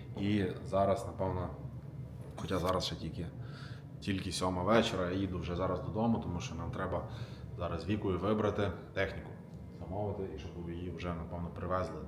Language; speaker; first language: Ukrainian; non-native, local second language; Russian